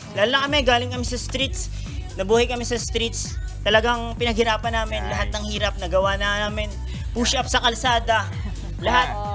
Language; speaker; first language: Filipino; native; Filipino